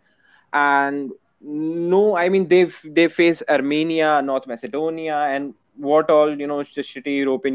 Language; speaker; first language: English; non-native, local second language; Hindi